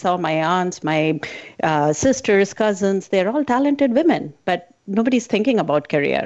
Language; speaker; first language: English; non-native, local second language; Hindi